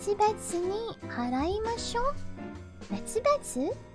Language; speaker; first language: Japanese; non-native, learner; English